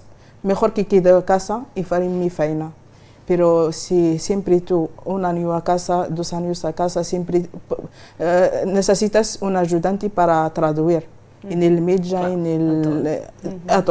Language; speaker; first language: Spanish; non-native, learner; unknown